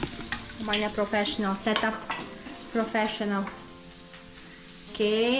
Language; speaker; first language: Indonesian; non-native, learner; Serbian